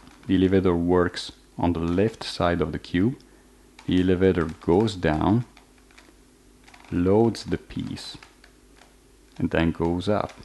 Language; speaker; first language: English; non-native, fluent; Italian